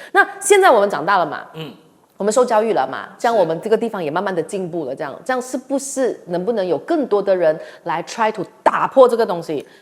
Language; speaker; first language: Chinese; native; Chinese